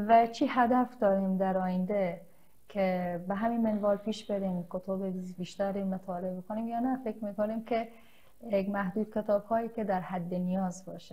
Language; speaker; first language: Persian; native; Persian